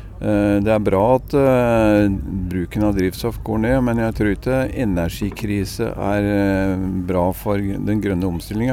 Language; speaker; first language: Norwegian; native; Norwegian